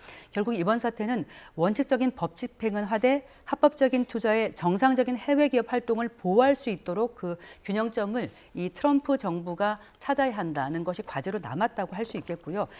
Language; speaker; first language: Korean; native; Korean